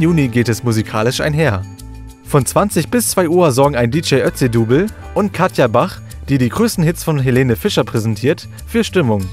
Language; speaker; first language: German; native; German